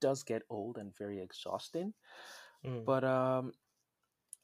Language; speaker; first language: English; non-native, local second language; Yoruba